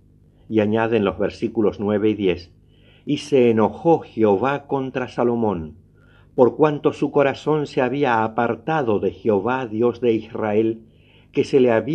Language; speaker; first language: Spanish; native; Spanish